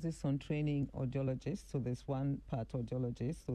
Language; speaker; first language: English; non-native, local second language; Akan